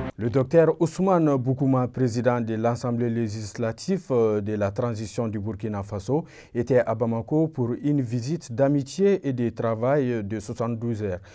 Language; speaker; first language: French; non-native, local second language; Bambara